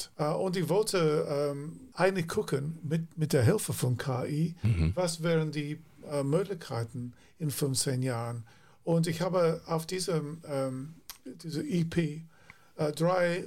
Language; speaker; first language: German; non-native, fluent; English